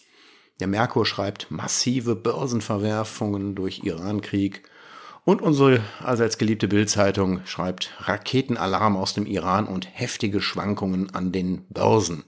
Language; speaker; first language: German; native; German